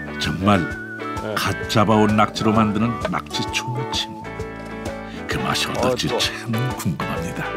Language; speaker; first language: Korean; native; Korean